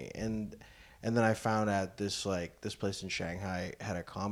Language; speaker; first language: English; non-native, local second language; Filipino